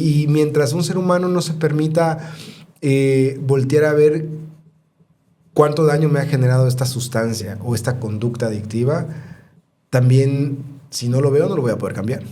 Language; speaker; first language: Spanish; native; Spanish